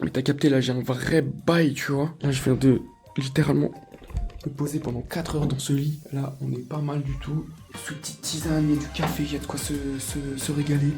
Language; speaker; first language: French; native; French